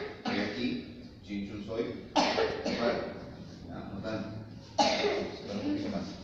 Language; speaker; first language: Spanish; native; Spanish